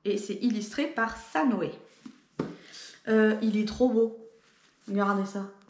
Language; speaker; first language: French; native; French